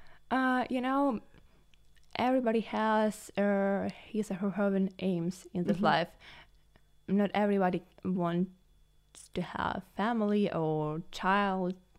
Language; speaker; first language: English; non-native, learner; Ukrainian